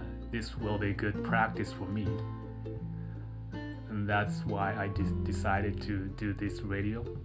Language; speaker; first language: English; non-native, fluent; Japanese